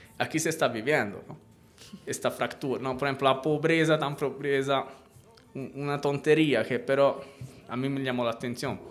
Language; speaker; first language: Spanish; non-native, fluent; Italian